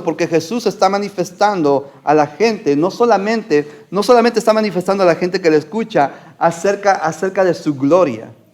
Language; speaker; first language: Spanish; native; Spanish